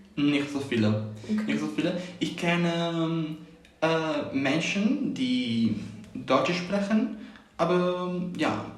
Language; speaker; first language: German; non-native, learner; Spanish